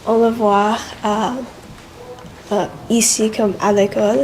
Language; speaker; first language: French; non-native, local second language; Chinese